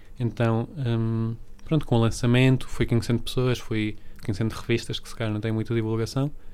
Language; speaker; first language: Portuguese; early bilingual, other home language; Spanish